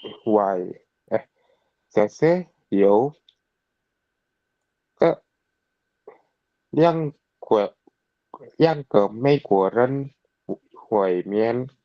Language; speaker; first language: Chinese; non-native, learner; Vietnamese